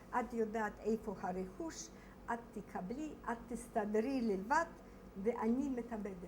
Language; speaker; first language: Hebrew; non-native, fluent; Polish